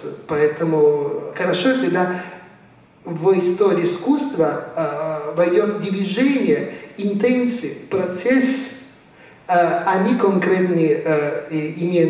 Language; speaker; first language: Russian; non-native, fluent; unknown